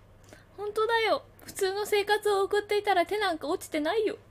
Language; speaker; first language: Japanese; native; Japanese